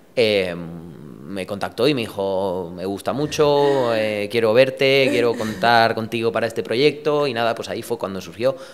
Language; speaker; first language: Spanish; early bilingual, other home language; Romanian